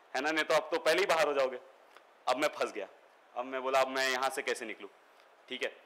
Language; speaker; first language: Hindi; native; Hindi